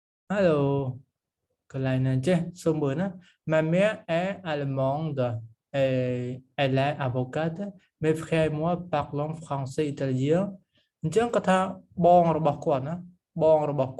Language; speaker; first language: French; non-native, fluent; Khmer